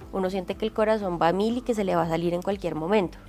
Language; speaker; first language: Spanish; native; Spanish